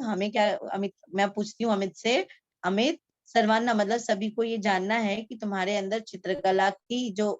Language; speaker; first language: Hindi; non-native, local second language; Marathi